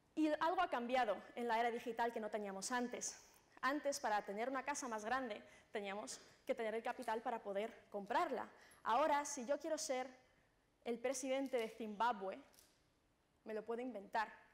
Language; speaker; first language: Spanish; native; Spanish